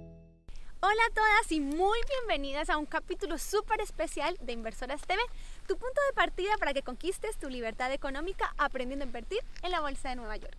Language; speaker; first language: Spanish; native; Spanish